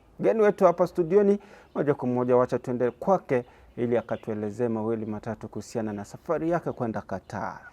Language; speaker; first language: Swahili; non-native, local second language; Gusii